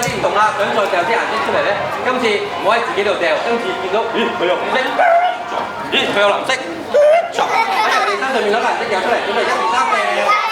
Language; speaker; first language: Cantonese; native; Cantonese